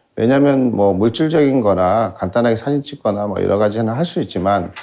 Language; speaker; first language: Korean; native; Korean